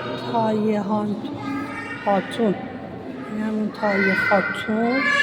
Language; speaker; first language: Persian; native; Persian